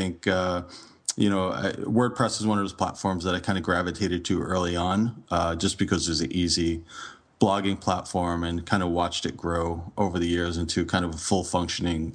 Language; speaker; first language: English; native; English